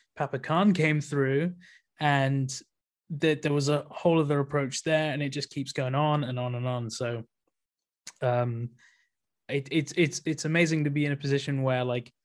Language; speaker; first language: English; native; English